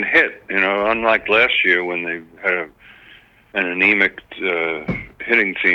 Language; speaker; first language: English; native; English